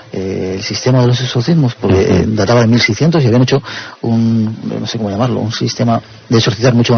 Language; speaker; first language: Spanish; native; Spanish